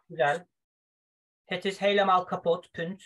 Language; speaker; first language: Dutch; non-native, fluent; Turkish